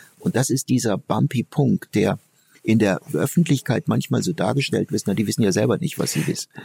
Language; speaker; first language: German; early bilingual, other home language; Turkish